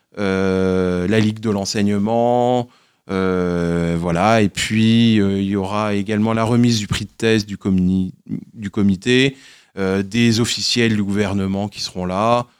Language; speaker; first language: French; native; French